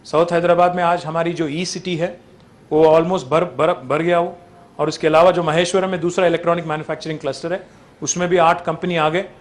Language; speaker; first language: Hindi; non-native, local second language; Telugu